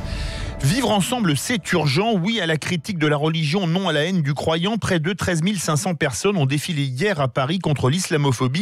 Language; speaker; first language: French; native; French